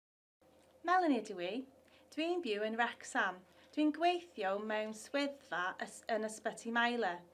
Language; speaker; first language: Welsh; non-native, learner; English